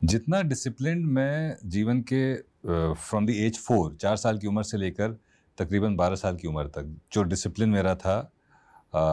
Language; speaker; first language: Hindi; native; Hindi